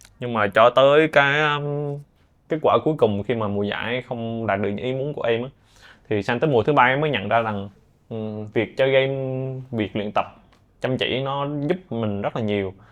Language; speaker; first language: Vietnamese; native; Vietnamese